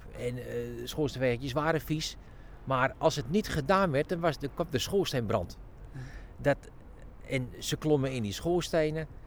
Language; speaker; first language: Dutch; native; Dutch